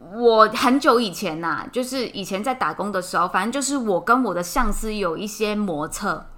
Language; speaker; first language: Chinese; non-native, fluent; Cantonese